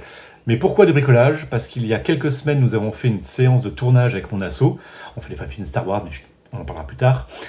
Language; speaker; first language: French; native; French